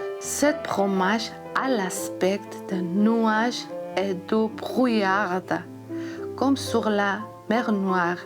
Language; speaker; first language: French; non-native, learner; Georgian